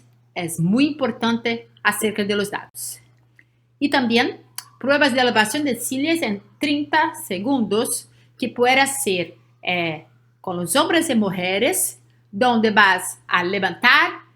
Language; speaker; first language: Spanish; non-native, learner; Portuguese